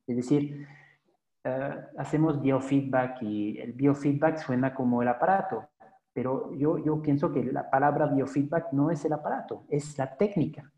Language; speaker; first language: Spanish; non-native, fluent; French